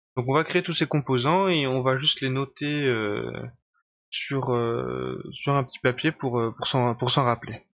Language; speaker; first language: French; native; French